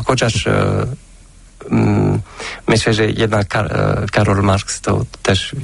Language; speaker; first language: Polish; non-native, fluent; French